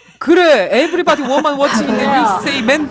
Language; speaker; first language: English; non-native, learner; Korean